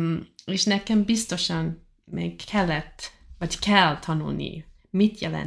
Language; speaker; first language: Hungarian; non-native, learner; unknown